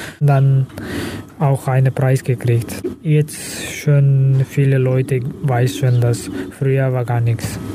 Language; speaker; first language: German; non-native, learner; Kazakh